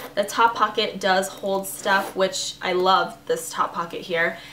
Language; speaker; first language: English; native; English